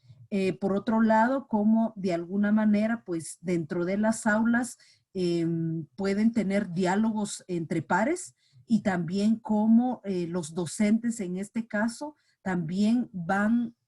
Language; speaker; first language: Spanish; native; Spanish